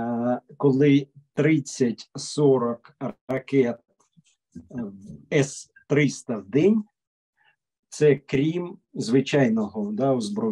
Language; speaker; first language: Ukrainian; native; Ukrainian